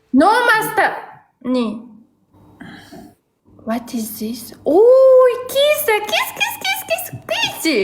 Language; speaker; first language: English; non-native, learner; Uzbek